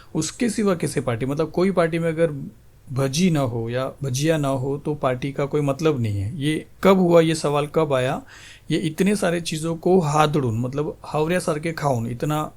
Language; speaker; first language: Hindi; non-native, local second language; Marathi